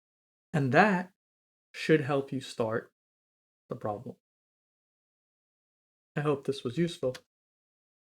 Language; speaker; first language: English; native; English